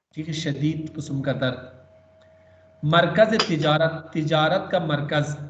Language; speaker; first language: Urdu; native; Urdu